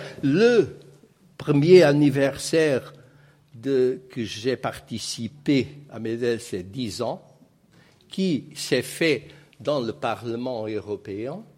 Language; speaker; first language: French; non-native, fluent; Portuguese